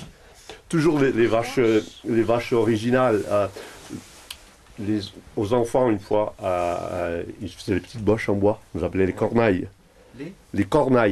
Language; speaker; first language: French; non-native, local second language; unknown